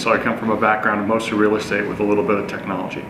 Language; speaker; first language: English; native; English